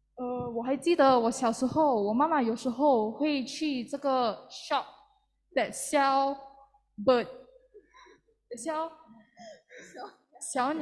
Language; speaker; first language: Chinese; early bilingual, heritage; Chinese